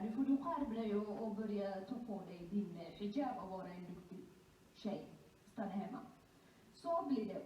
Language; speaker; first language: Swedish; non-native, fluent; Somali